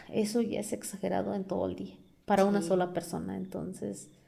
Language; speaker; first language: Spanish; non-native, local second language; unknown